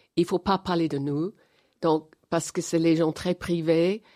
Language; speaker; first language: French; non-native, fluent; English